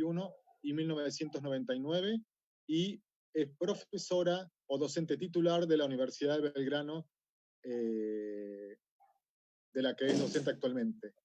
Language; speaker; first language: Spanish; native; Spanish